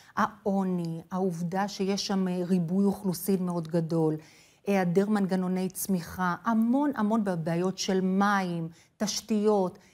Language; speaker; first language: Hebrew; non-native, fluent; English